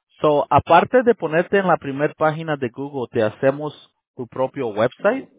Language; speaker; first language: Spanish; early bilingual, heritage; Spanish